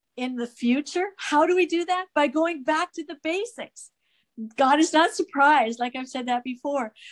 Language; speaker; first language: English; native; English